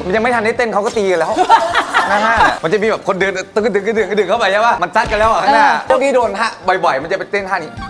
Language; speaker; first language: Thai; native; Thai